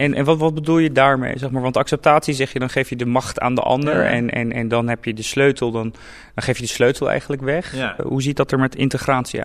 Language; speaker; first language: Dutch; native; Dutch